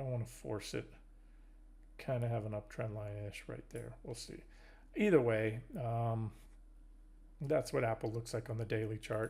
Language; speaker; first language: English; native; English